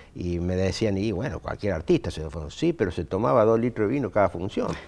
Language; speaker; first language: Spanish; native; Spanish